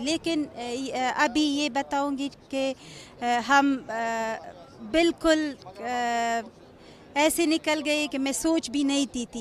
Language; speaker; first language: Hindi; non-native, fluent; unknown